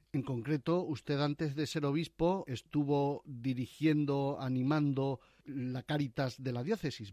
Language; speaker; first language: Spanish; native; Spanish